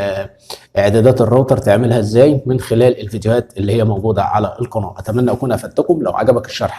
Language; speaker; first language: Arabic; native; Arabic